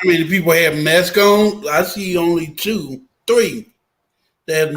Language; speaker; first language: English; native; English